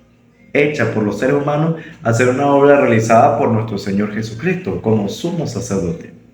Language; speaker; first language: Spanish; native; Spanish